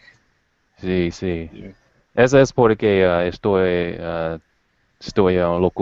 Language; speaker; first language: Spanish; non-native, learner; English